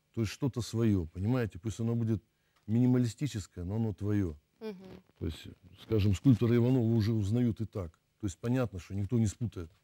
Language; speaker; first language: Russian; native; Russian